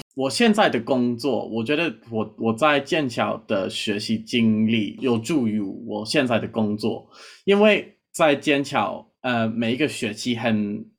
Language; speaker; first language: Chinese; non-native, fluent; English